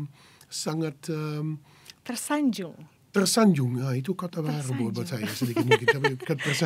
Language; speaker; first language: Indonesian; non-native, fluent; Dutch